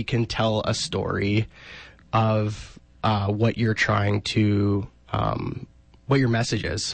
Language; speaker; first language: English; native; English